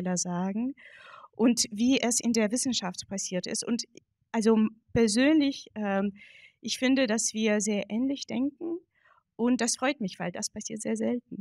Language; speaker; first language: German; non-native, fluent; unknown